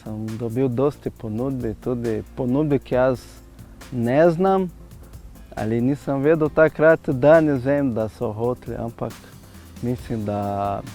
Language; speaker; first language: Slovenian; non-native, fluent; Portuguese